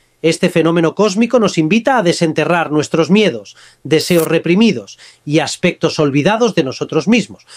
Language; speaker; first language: Spanish; native; Spanish